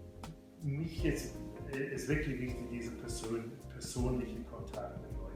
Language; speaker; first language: German; non-native, fluent; English